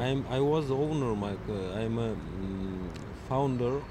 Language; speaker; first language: English; non-native, learner; Uzbek